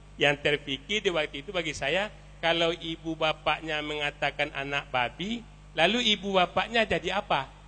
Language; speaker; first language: Indonesian; non-native, local second language; Minangkabau